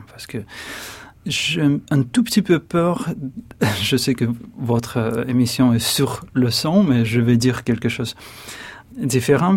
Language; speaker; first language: French; non-native, fluent; Russian